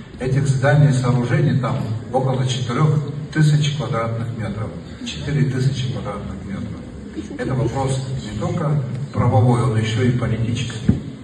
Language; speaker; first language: Russian; non-native, local second language; Abkhazian